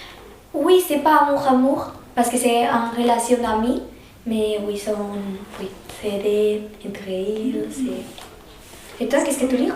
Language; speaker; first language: French; non-native, learner; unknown